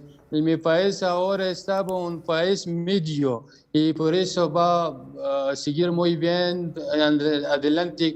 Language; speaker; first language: Spanish; non-native, learner; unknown